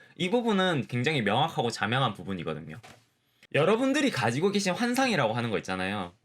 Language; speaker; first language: Korean; native; Korean